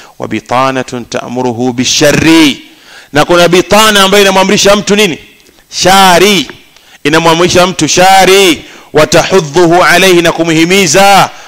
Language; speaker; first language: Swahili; native; Swahili